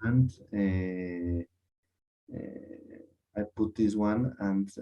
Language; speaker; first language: English; non-native, learner; Spanish